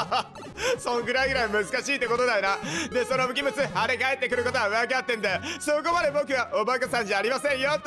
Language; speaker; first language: Japanese; native; Japanese